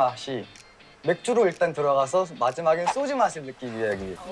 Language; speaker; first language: Korean; native; Korean